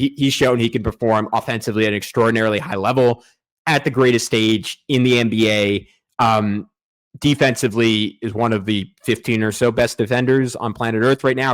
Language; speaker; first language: English; native; English